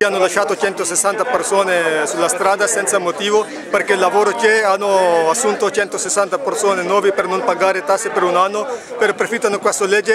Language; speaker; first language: Italian; non-native, fluent; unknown